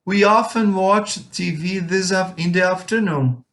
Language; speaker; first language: English; non-native, fluent; Portuguese